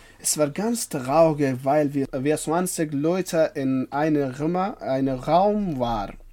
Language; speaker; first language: German; non-native, learner; Persian